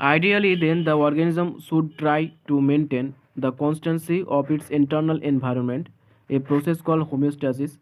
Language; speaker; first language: English; non-native, local second language; Bangla